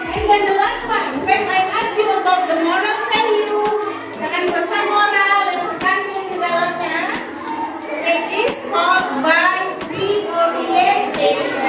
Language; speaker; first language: English; non-native, fluent; Indonesian